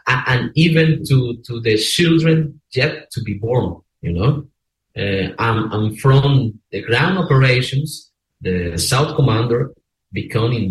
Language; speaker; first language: English; non-native, learner; Spanish